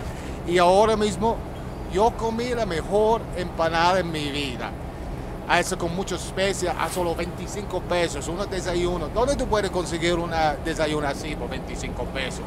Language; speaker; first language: Spanish; non-native, learner; English